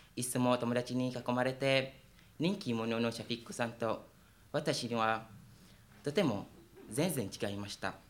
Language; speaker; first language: Japanese; non-native, fluent; Malay